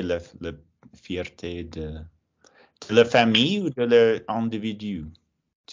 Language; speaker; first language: French; non-native, learner; English